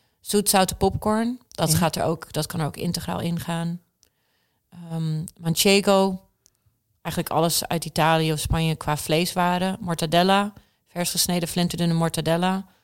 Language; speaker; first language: Dutch; early bilingual, other home language; Czech